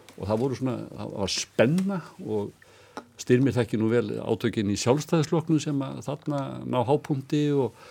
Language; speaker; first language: Icelandic; native; Icelandic